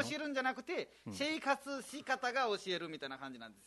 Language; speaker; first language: Japanese; non-native, fluent; Nepali